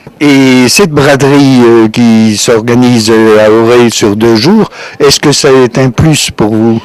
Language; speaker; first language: French; native; French